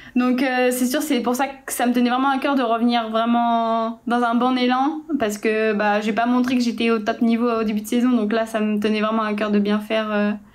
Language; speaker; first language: French; native; French